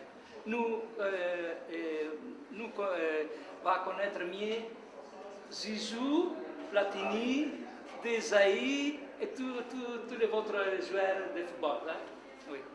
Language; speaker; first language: French; non-native, learner; Italian